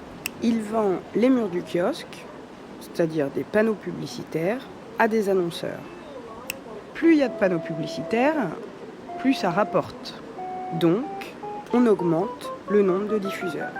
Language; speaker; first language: French; native; French